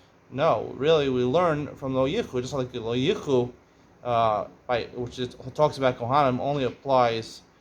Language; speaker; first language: English; native; English